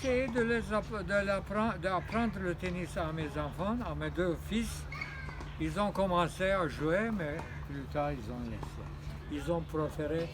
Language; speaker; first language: French; non-native, fluent; Turkish